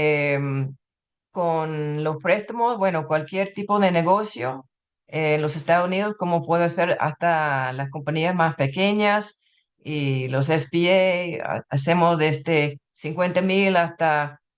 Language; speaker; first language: Spanish; non-native, fluent; English